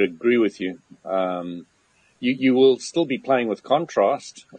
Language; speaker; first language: English; native; English